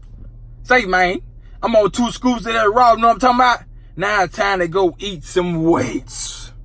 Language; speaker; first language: English; native; English